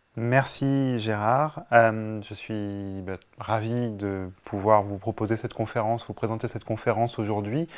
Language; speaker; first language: French; native; French